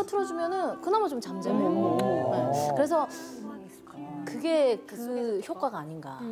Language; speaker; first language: Korean; native; Korean